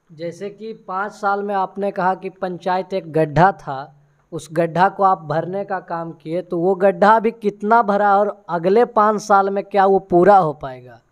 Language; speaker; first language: Hindi; native; Hindi